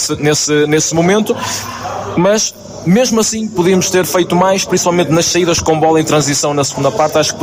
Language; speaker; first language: Portuguese; native; Portuguese